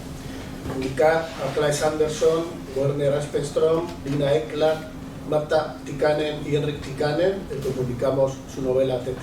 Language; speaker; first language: Spanish; native; Spanish